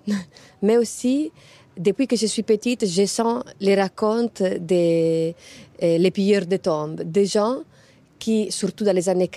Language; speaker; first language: French; non-native, fluent; Italian